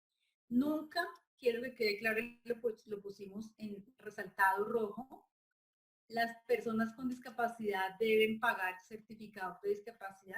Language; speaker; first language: Spanish; native; Spanish